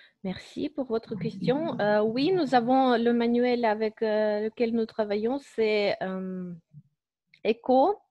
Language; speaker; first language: French; non-native, fluent; Russian